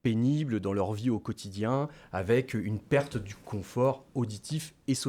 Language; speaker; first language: French; native; French